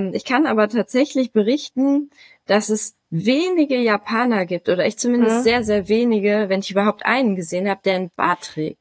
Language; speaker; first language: German; native; German